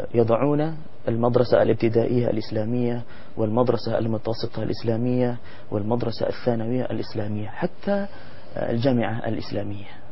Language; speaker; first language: Arabic; non-native, fluent; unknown